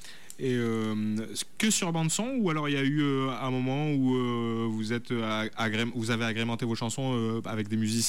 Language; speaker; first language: French; native; French